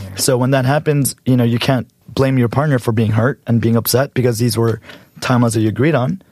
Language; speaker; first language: English; native; English